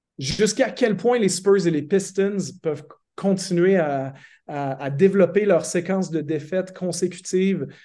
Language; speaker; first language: French; native; French